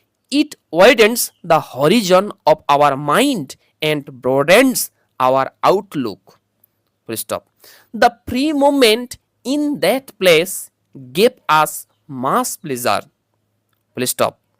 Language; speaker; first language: English; non-native, local second language; Bangla